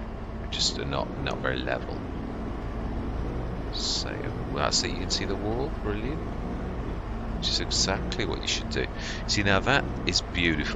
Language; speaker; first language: English; native; English